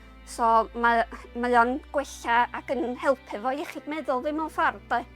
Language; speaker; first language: Welsh; native; Welsh